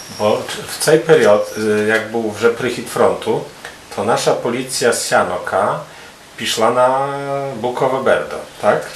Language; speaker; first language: Ukrainian; early bilingual, heritage; Ukrainian